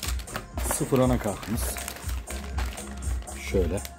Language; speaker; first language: Turkish; native; Turkish